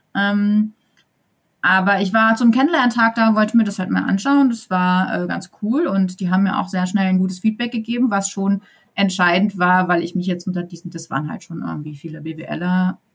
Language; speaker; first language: German; native; German